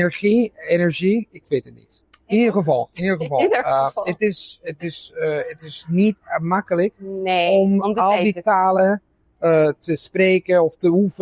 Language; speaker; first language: Dutch; non-native, fluent; Italian